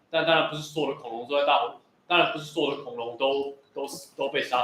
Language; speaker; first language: Chinese; native; Chinese